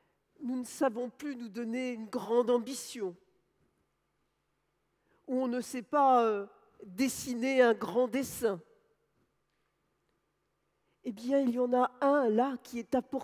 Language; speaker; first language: French; native; French